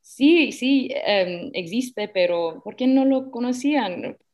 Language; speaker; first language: Spanish; early bilingual, heritage; Spanish